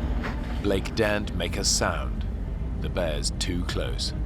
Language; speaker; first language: English; native; English